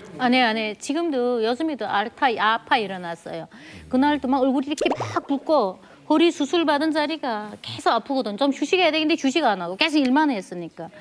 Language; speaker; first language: Korean; native; Korean